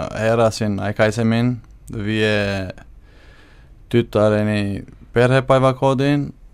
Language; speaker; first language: Finnish; non-native, learner; Albanian